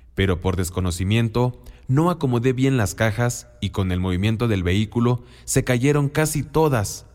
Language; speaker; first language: Spanish; non-native, local second language; Mixtepec Mixtec